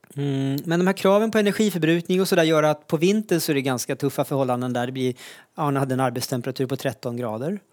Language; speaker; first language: Swedish; native; Swedish